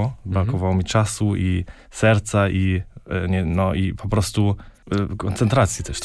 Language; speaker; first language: Polish; early bilingual, heritage; Polish